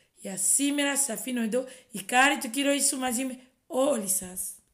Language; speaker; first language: Greek; non-native, fluent; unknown